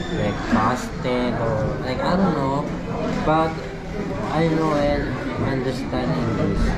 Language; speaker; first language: English; non-native, local second language; Filipino